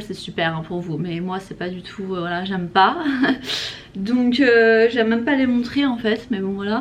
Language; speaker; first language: French; native; French